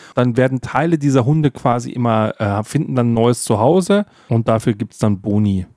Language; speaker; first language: German; native; German